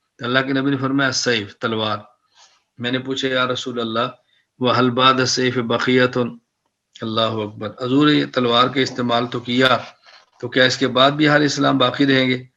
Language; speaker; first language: Urdu; non-native, local second language; Punjabi